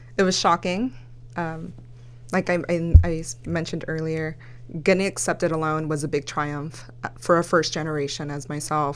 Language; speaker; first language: English; early bilingual, other home language; Spanish